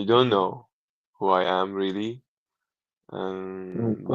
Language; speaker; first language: English; non-native, learner; Persian